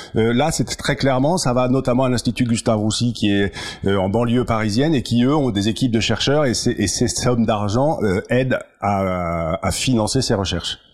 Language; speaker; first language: French; native; French